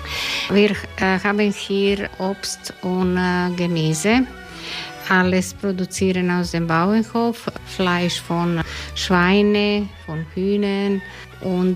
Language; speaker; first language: German; non-native, learner; Croatian